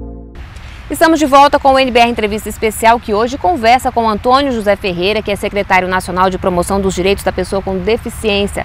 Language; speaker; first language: Portuguese; native; Portuguese